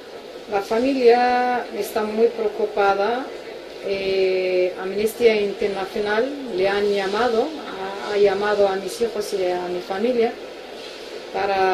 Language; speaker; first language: Spanish; non-native, local second language; Arabic